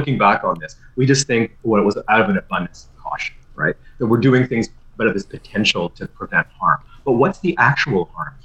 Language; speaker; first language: English; native; English